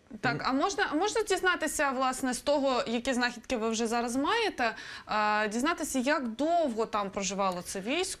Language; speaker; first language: Ukrainian; native; Ukrainian